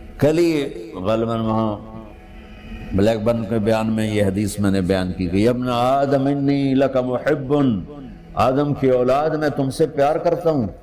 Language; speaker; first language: Urdu; non-native, local second language; Punjabi